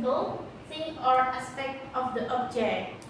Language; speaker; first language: English; non-native, learner; Indonesian